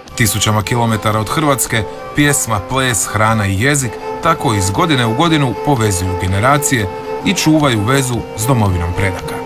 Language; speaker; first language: Serbian; native; Serbian